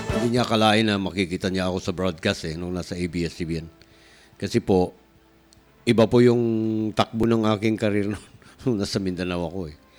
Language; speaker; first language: Filipino; non-native, local second language; Pangasinan